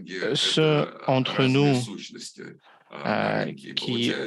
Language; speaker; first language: French; non-native, fluent; Russian